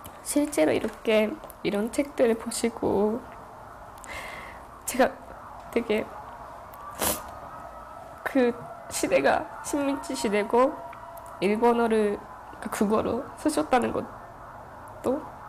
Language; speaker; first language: Korean; non-native, fluent; Japanese